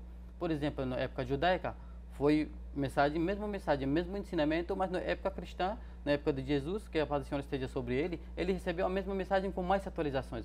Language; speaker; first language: Portuguese; non-native, fluent; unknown